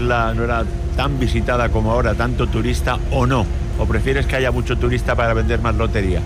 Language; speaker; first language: Spanish; native; Spanish